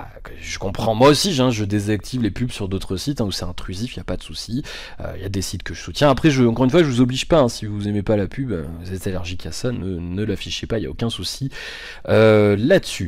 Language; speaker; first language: French; native; French